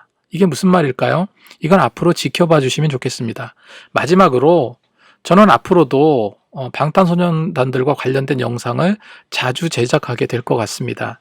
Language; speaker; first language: Korean; native; Korean